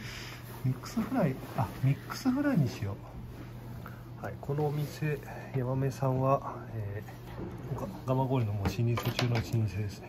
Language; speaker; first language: Japanese; native; Japanese